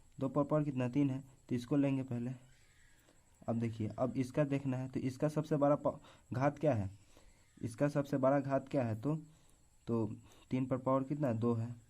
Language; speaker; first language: Hindi; native; Hindi